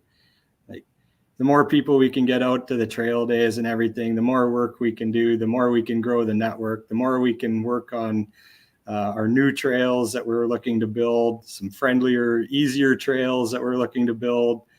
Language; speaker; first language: English; native; English